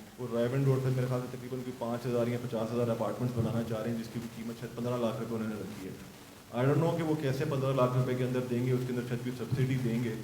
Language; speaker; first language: Urdu; native; Urdu